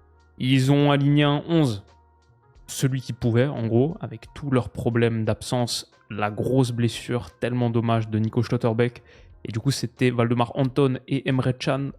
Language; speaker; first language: French; native; French